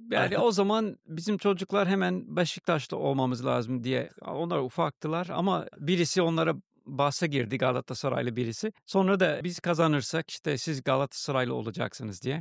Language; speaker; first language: Turkish; non-native, fluent; English